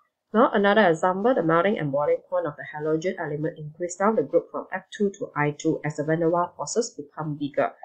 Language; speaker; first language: English; non-native, local second language; Chinese